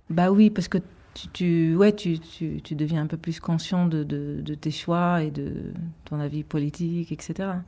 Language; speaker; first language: French; early bilingual, heritage; Hebrew